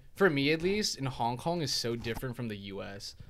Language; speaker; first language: English; non-native, local second language; Cantonese